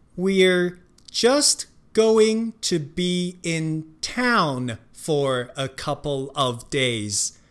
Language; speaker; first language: English; non-native, fluent; Chinese